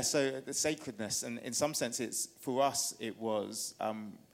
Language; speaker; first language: English; native; English